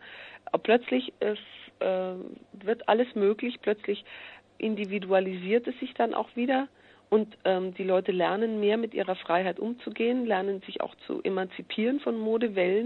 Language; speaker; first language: German; native; German